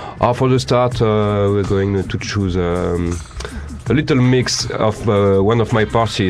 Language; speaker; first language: English; non-native, learner; French